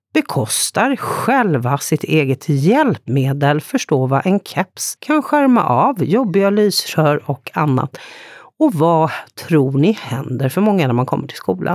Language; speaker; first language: Swedish; native; Swedish